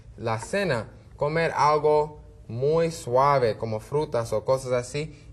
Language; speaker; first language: Spanish; non-native, learner; English